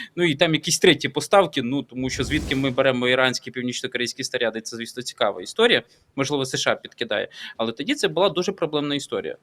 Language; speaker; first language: Ukrainian; native; Ukrainian